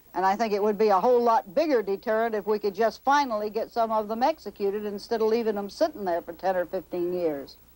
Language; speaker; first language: English; native; English